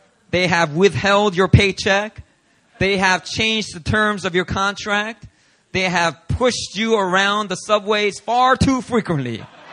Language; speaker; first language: English; native; English